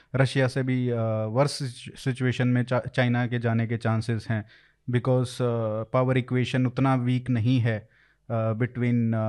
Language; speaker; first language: Hindi; native; Hindi